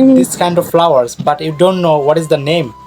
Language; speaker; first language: English; non-native, fluent; Bangla